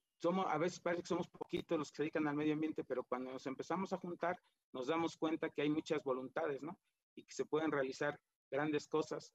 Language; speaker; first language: Spanish; native; Spanish